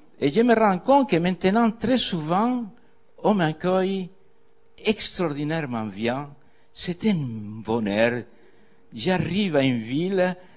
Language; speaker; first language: French; non-native, fluent; Spanish